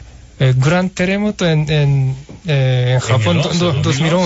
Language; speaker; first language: Spanish; non-native, fluent; Japanese